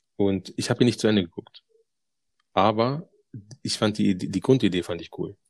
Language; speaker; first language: German; early bilingual, other home language; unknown